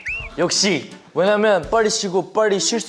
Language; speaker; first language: Korean; non-native, fluent; Chinese